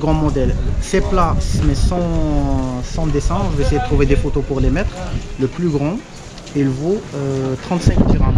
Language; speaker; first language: French; native; French